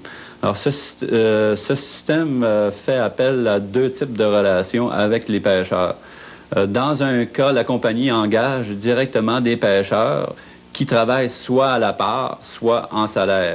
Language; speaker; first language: French; native; French